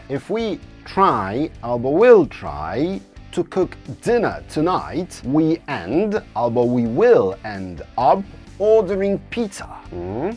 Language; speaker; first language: English; non-native, fluent; Polish